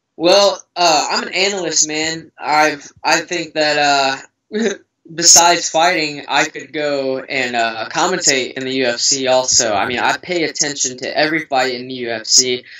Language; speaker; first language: English; native; English